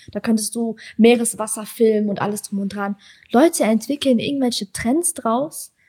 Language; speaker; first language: German; early bilingual, other home language; Persian